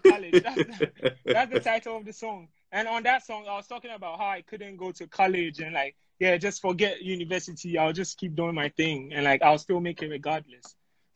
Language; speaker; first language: English; non-native, local second language; Akan